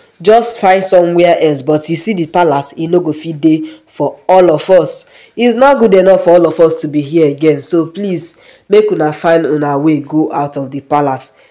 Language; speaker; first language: Nigerian Pidgin; non-native, local second language; Yoruba